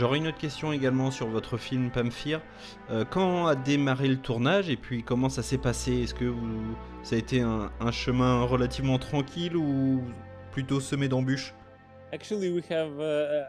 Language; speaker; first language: French; native; French